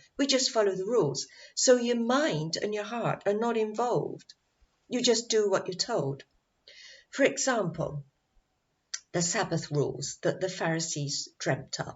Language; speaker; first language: English; native; English